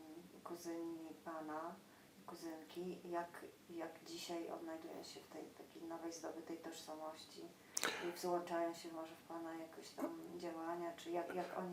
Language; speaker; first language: Polish; native; Polish